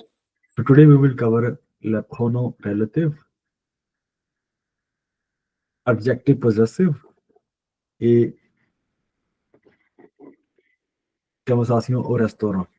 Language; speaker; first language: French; non-native, fluent; Punjabi